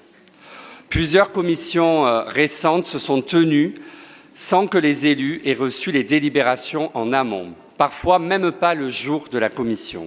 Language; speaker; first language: French; native; French